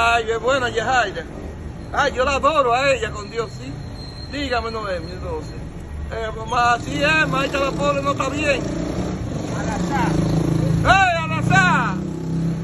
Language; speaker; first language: Spanish; native; Spanish